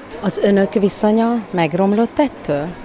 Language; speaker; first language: Hungarian; native; Hungarian